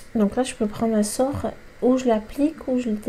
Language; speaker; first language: French; native; French